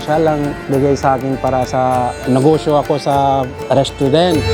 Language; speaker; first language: Filipino; non-native, learner; Punjabi